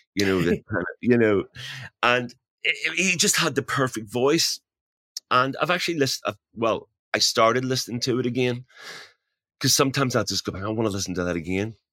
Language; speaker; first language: English; native; English